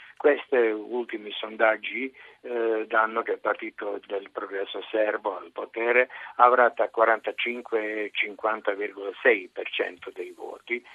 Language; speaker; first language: Italian; non-native, fluent; Serbian